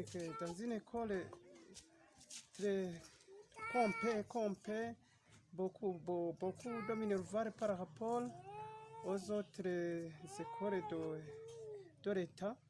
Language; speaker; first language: French; non-native, local second language; Rundi